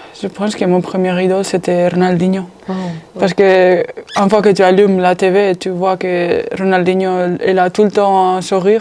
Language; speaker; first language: French; non-native, fluent; Spanish